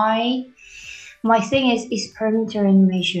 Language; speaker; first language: English; non-native, learner; Korean